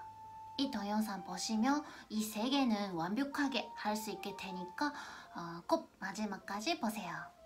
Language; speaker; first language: Korean; non-native, fluent; Japanese